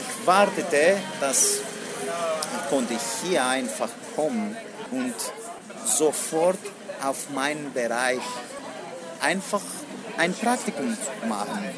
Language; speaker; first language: German; non-native, learner; Greek